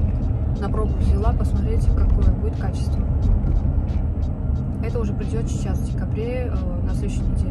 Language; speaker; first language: Russian; native; Russian